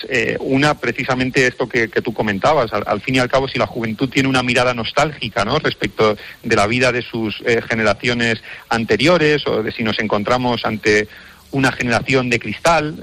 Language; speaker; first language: Spanish; native; Spanish